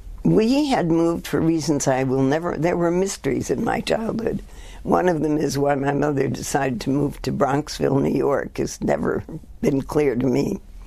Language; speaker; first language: English; native; English